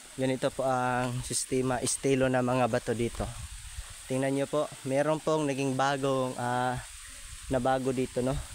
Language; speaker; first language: Filipino; non-native, local second language; Masbatenyo